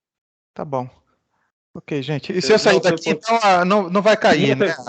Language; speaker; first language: Portuguese; native; Portuguese